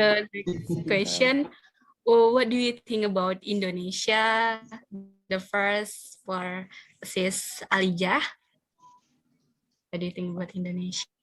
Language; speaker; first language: English; non-native, learner; Indonesian